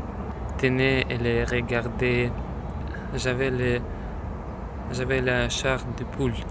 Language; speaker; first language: French; non-native, learner; Russian